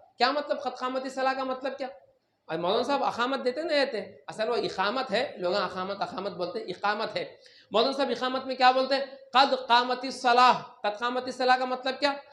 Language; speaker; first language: Urdu; native; Urdu